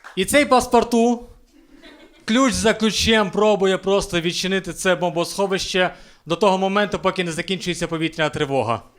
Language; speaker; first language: Ukrainian; native; Ukrainian